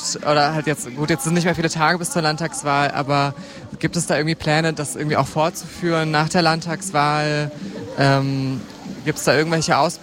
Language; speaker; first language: German; native; German